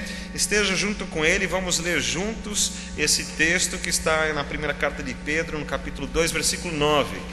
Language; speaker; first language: Portuguese; native; Portuguese